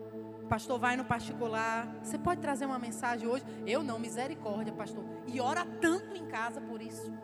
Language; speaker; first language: Portuguese; native; Portuguese